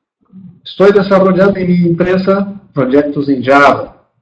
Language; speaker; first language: Spanish; non-native, fluent; Portuguese